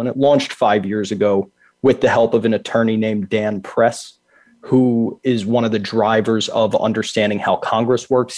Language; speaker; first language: English; native; English